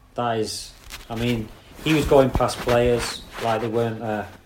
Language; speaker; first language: English; native; English